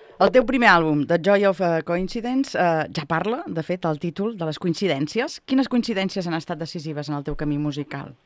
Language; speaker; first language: Catalan; native; Catalan